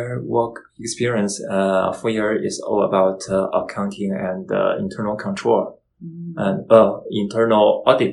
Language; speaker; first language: English; non-native, learner; Chinese